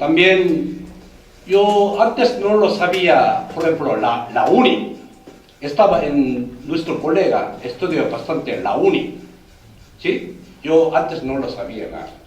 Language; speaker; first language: Spanish; non-native, learner; Korean